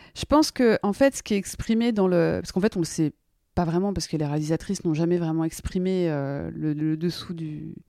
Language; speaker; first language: French; native; French